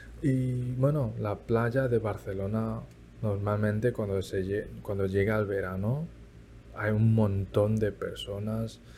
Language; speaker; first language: Spanish; early bilingual, other home language; Chinese